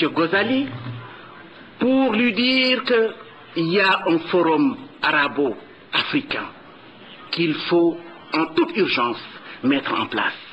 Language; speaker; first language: French; non-native, local second language; Wolof